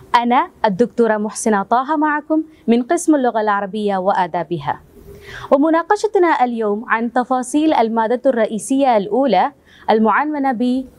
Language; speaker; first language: Arabic; non-native, fluent; Malayalam